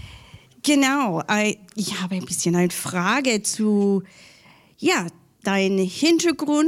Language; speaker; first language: German; non-native, learner; English